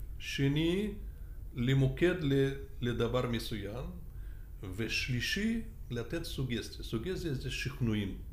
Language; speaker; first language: Hebrew; non-native, fluent; Russian